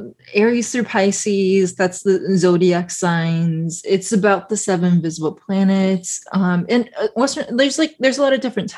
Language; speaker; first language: English; native; English